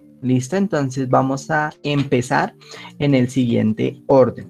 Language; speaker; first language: Spanish; native; Spanish